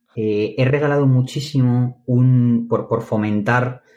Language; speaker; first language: Spanish; native; Spanish